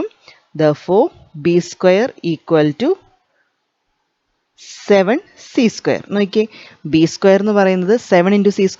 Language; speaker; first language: Malayalam; native; Malayalam